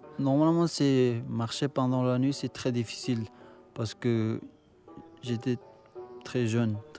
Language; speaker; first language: French; non-native, learner; Tibetan